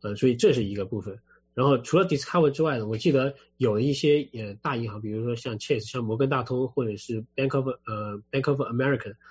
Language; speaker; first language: Chinese; native; Chinese